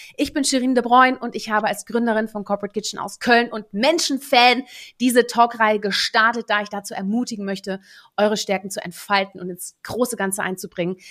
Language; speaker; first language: German; early bilingual, other home language; Dutch